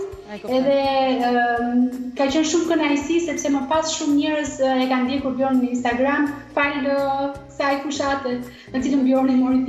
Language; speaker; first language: Albanian; native; Albanian